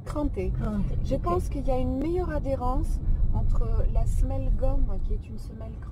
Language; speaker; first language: French; native; French